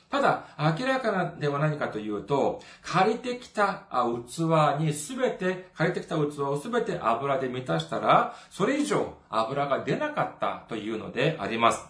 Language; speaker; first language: Japanese; non-native, fluent; Korean